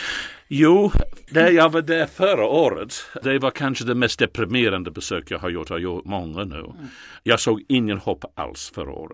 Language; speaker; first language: Swedish; non-native, fluent; English